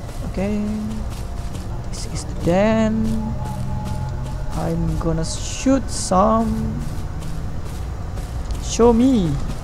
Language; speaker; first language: English; non-native, learner; Indonesian